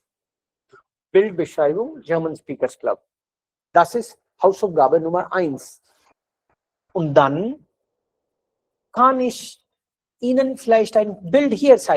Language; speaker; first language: German; non-native, fluent; Hindi